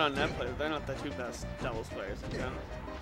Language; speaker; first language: English; native; English